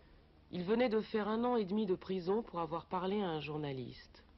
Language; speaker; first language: French; native; French